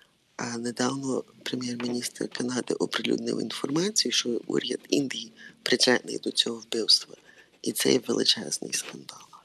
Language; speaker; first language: Ukrainian; early bilingual, heritage; Ukrainian